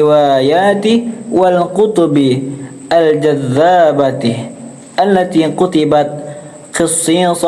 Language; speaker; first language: Arabic; non-native, learner; Indonesian